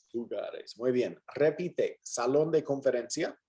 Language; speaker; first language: Spanish; non-native, fluent; English